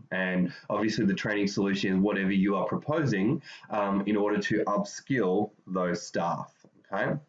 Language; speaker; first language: English; native; English